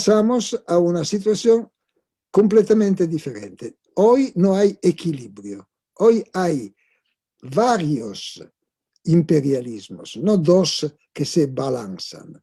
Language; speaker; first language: Spanish; non-native, fluent; Italian